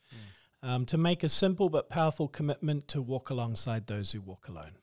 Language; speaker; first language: English; native; English